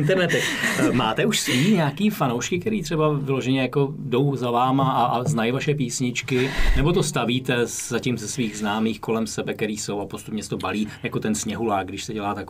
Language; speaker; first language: Czech; native; Czech